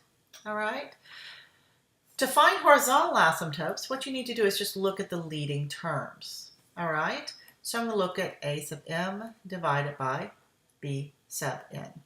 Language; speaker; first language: English; native; English